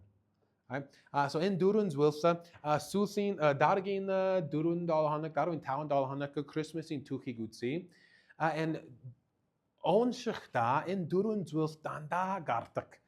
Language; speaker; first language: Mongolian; non-native, learner; English